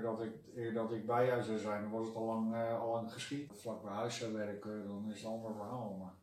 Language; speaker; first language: Dutch; native; Dutch